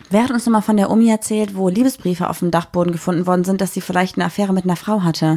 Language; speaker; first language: German; native; German